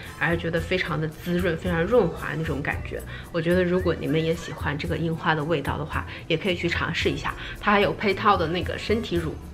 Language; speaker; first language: Chinese; native; Chinese